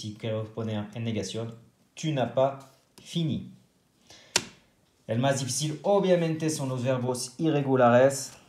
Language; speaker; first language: Spanish; non-native, fluent; French